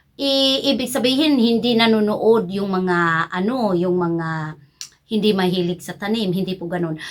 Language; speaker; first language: Filipino; non-native, local second language; Cebuano